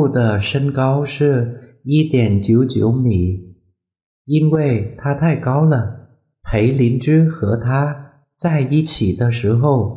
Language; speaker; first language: Chinese; non-native, learner; Vietnamese